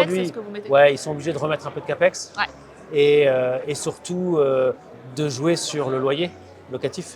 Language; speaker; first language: French; native; French